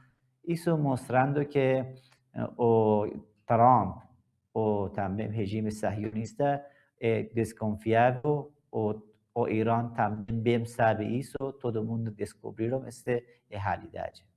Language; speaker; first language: Portuguese; non-native, learner; Persian